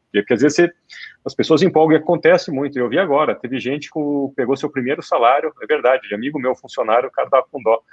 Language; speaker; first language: Portuguese; native; Portuguese